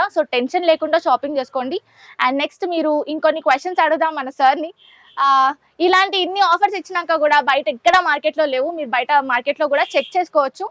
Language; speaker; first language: Telugu; native; Telugu